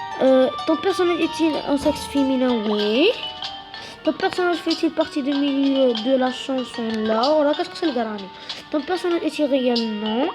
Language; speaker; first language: French; non-native, local second language; Arabic